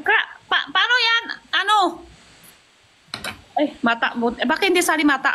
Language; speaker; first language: Filipino; non-native, learner; Chinese